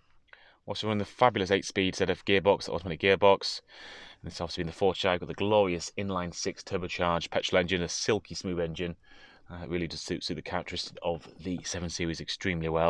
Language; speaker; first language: English; native; English